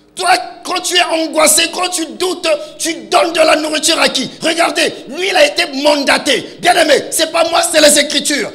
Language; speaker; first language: French; non-native, local second language; Lingala